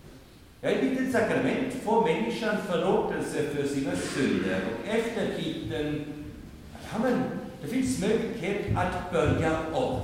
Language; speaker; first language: Swedish; non-native, fluent; German